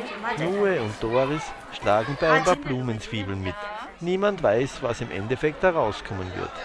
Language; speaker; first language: German; native; German